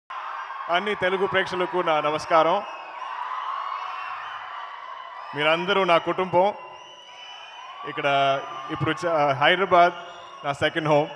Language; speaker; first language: Telugu; non-native, learner; Malayalam